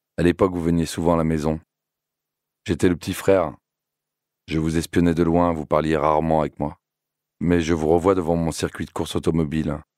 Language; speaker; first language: French; native; French